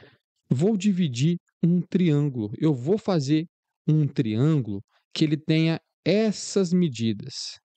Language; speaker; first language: Portuguese; native; Portuguese